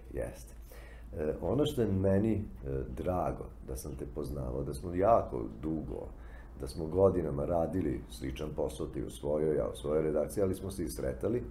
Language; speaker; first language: Serbian; native; Serbian